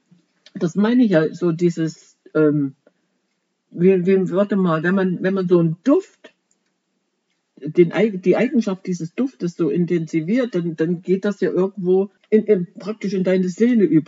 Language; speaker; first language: German; native; German